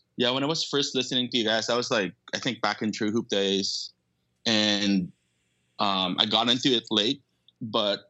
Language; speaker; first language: English; non-native, local second language; Filipino